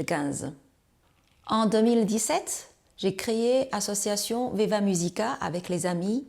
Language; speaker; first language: French; non-native, fluent; Chinese